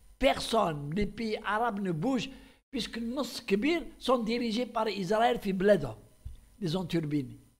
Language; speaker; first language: French; non-native, local second language; Arabic